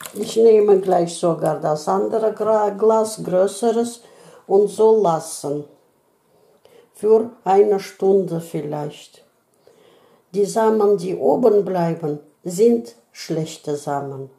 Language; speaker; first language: German; non-native, learner; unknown